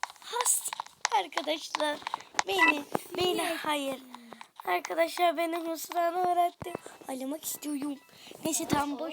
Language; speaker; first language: Turkish; native; Turkish